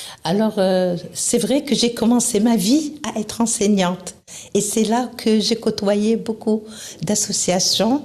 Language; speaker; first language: French; non-native, local second language; Arabic